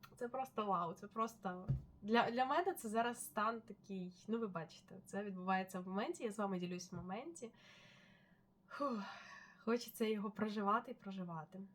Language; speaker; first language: Ukrainian; non-native, local second language; Russian